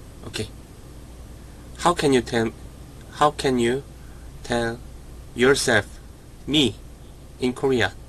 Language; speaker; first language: English; non-native, learner; Korean